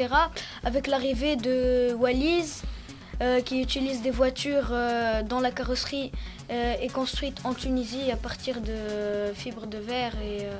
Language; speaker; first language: French; non-native, local second language; Arabic